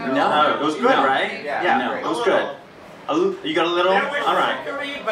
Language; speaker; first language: English; non-native, fluent; French